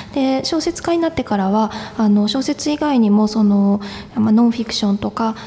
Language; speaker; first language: Japanese; native; Japanese